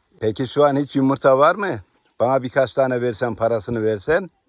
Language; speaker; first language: Turkish; native; Turkish